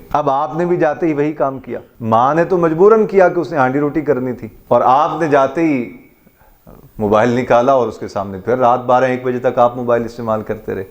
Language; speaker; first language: Urdu; native; Urdu